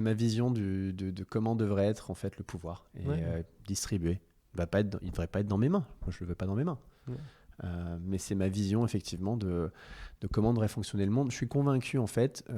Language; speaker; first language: French; native; French